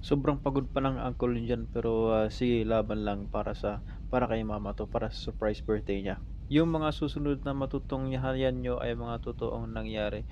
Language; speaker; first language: Filipino; non-native, local second language; Cebuano